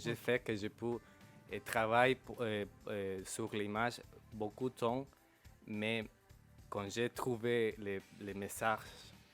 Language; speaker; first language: French; non-native, local second language; Spanish